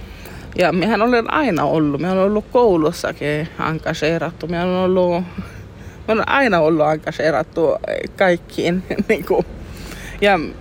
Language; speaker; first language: Finnish; early bilingual, heritage; Finnish